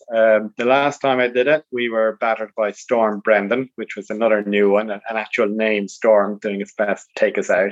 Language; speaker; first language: English; native; English